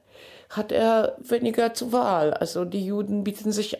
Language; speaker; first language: German; non-native, fluent; Polish